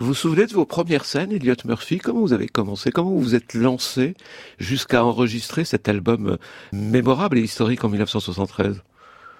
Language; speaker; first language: French; native; French